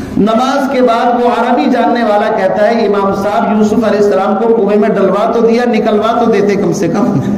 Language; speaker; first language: Urdu; native; Urdu